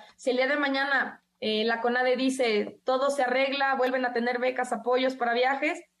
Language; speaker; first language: Spanish; native; Spanish